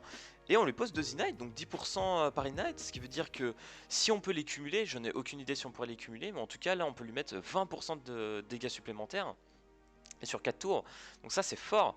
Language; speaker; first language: French; native; French